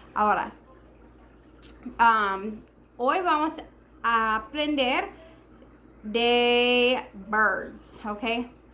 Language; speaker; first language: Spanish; non-native, learner; English